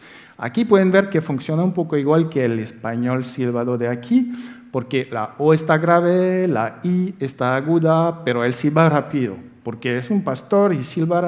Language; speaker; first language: Spanish; non-native, fluent; French